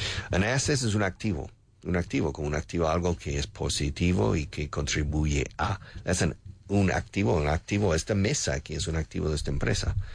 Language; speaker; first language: Spanish; non-native, fluent; English